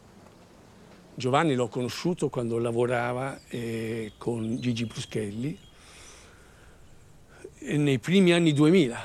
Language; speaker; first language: Italian; native; Italian